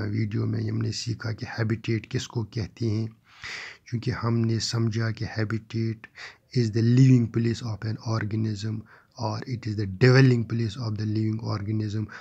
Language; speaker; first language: Urdu; non-native, local second language; Kashmiri